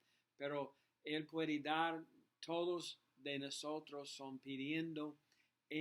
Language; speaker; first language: Spanish; non-native, learner; English